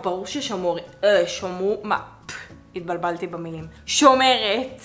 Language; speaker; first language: Hebrew; native; Hebrew